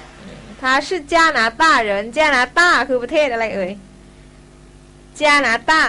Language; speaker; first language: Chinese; non-native, fluent; Thai